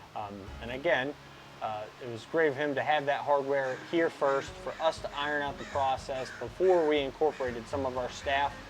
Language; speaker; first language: English; native; English